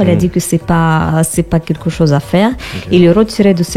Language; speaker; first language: French; non-native, fluent; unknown